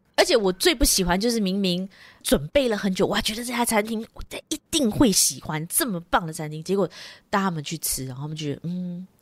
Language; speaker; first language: Chinese; native; Chinese